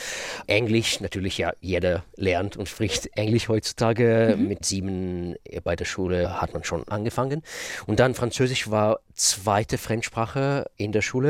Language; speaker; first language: German; non-native, fluent; Russian